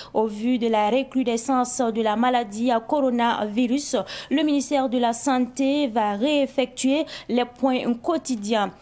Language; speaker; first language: French; non-native, local second language; Mossi